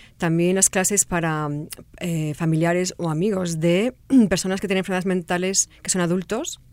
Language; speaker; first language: Spanish; native; Spanish